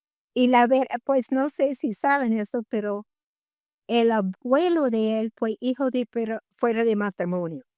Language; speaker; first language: Spanish; non-native, fluent; English